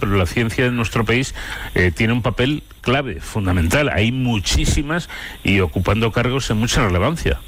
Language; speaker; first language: Spanish; native; Spanish